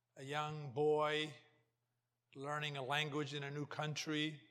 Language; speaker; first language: English; early bilingual, other home language; Portuguese